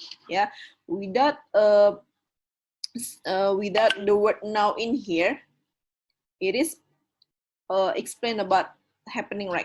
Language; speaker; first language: English; non-native, fluent; Indonesian